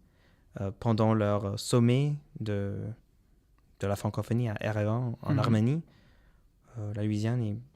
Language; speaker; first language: French; non-native, local second language; English